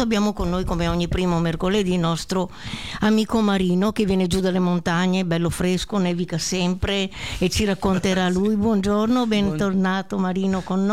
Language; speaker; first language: Italian; native; Italian